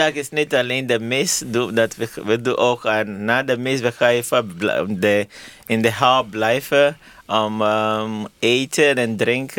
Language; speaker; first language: Dutch; non-native, learner; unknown